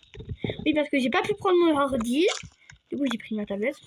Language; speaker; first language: French; native; French